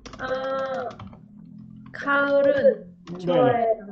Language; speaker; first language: Korean; non-native, learner; Vietnamese